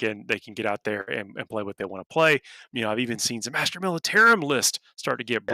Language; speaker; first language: English; native; English